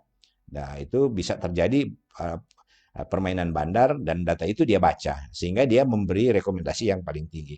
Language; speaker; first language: Indonesian; native; Indonesian